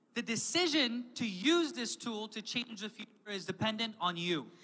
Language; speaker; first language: English; native; English